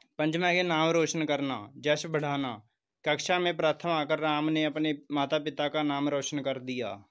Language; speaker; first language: Hindi; non-native, local second language; Punjabi